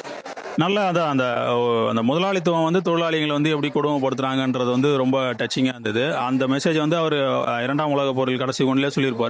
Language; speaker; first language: Tamil; native; Tamil